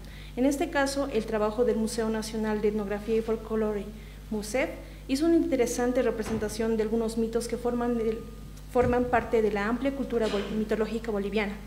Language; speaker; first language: Spanish; native; Spanish